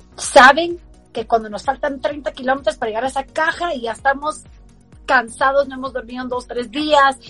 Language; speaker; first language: Spanish; early bilingual, heritage; Spanish